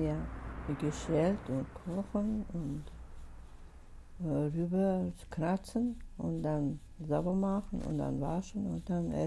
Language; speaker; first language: German; non-native, learner; Russian